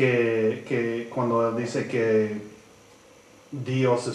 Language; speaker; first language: Spanish; non-native, learner; English